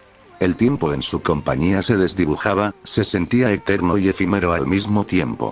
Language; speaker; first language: Spanish; native; Spanish